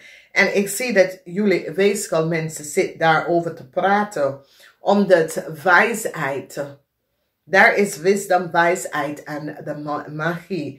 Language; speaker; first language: Dutch; non-native, fluent; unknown